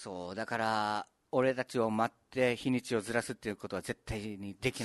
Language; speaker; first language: Japanese; native; Japanese